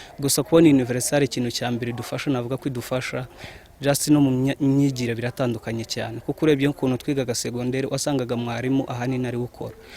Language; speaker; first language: Kinyarwanda; native; Kinyarwanda